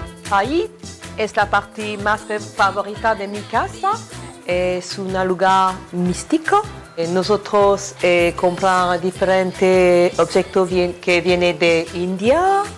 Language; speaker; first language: Spanish; non-native, learner; French